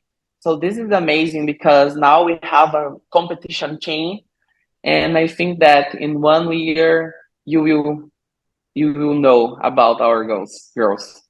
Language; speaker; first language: English; non-native, learner; Portuguese